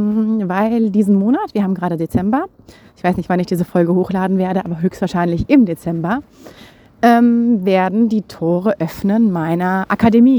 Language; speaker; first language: German; native; German